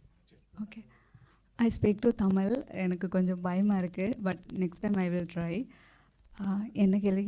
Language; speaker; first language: Tamil; non-native, learner; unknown